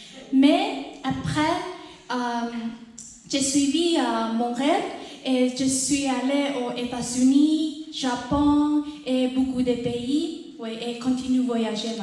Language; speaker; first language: French; non-native, learner; Thai